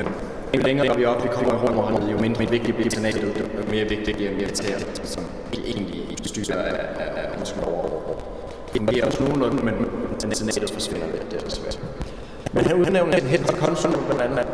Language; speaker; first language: Danish; native; Danish